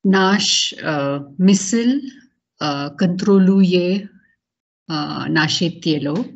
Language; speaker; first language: Czech; non-native, learner; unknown